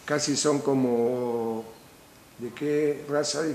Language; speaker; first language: Spanish; native; Spanish